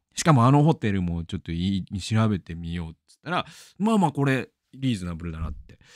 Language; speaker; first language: Japanese; native; Japanese